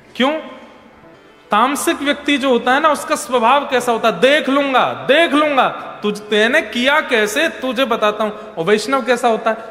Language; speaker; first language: Hindi; native; Hindi